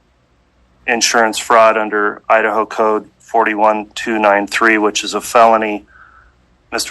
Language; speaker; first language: English; native; English